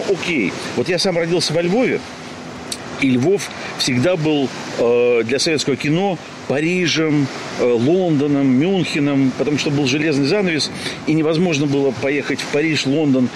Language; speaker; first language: Russian; native; Russian